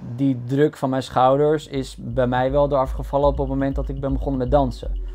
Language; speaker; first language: Dutch; early bilingual, other home language; Bosnian